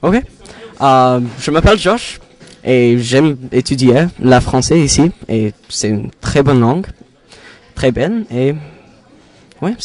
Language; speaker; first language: French; non-native, learner; English